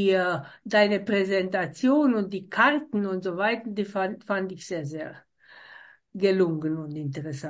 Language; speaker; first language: German; non-native, fluent; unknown